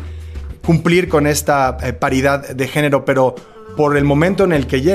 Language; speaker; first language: Spanish; native; Spanish